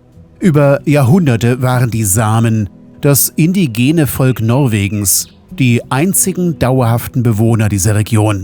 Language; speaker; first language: German; native; German